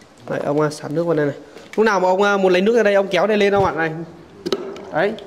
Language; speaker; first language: Vietnamese; native; Vietnamese